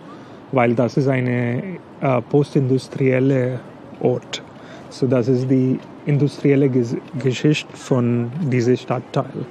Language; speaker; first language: German; non-native, learner; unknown